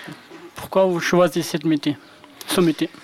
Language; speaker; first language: French; non-native, learner; Pashto